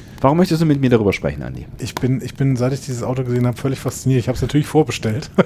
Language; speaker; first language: German; native; German